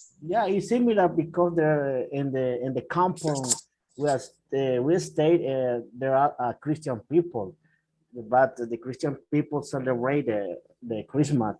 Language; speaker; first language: English; non-native, learner; Spanish